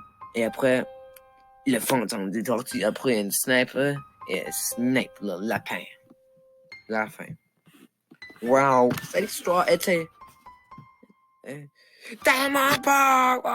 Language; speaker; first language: French; non-native, local second language; English